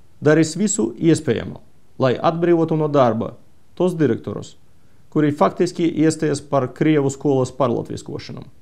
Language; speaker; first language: Latvian; non-native, local second language; Russian